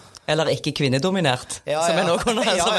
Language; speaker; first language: Norwegian; native; Norwegian